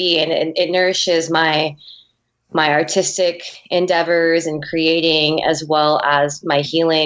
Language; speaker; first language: English; native; English